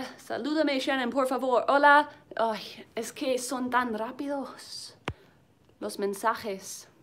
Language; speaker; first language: Spanish; non-native, learner; English